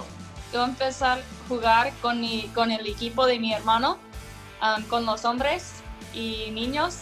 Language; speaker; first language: Spanish; non-native, learner; English